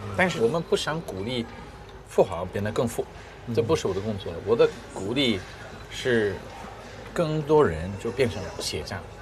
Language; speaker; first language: Chinese; non-native, fluent; English